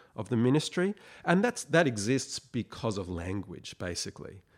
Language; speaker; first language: English; native; English